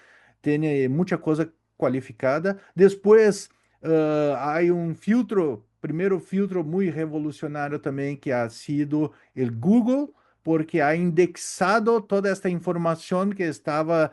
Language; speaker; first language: Spanish; non-native, learner; Portuguese